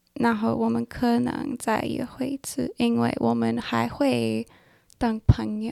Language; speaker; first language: Chinese; non-native, learner; English